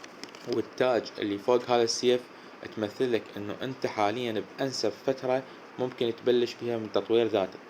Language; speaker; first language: Arabic; native; Arabic